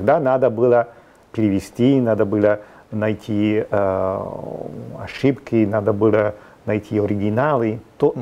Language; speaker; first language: Russian; non-native, fluent; Italian